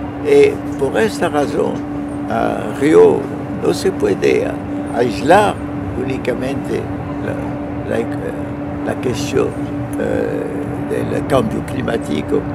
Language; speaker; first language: Spanish; non-native, fluent; French